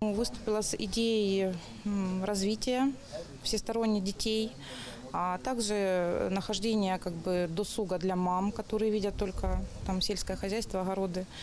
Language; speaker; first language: Russian; native; Russian